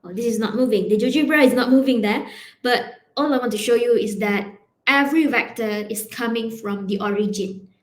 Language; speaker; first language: English; non-native, local second language; Malay